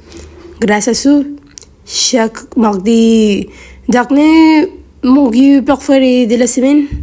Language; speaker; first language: French; non-native, learner; Spanish